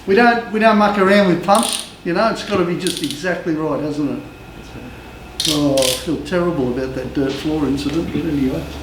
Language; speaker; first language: English; native; English